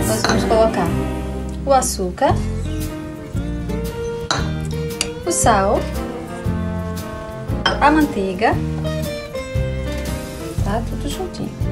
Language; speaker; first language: Portuguese; native; Portuguese